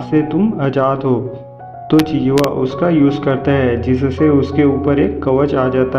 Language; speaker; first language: Hindi; native; Hindi